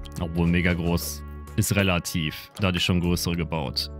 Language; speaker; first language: German; native; German